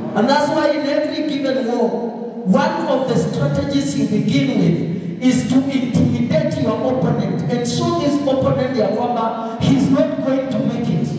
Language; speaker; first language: English; non-native, local second language; Swahili